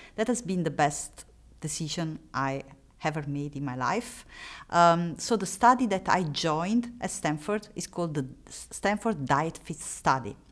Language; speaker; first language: English; non-native, fluent; Italian